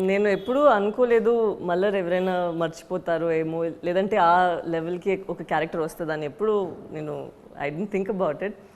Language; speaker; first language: Telugu; non-native, learner; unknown